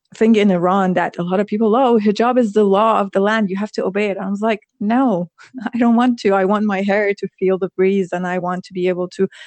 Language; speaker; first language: English; non-native, fluent; Persian